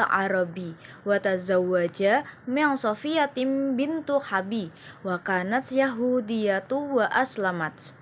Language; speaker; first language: Arabic; non-native, learner; Indonesian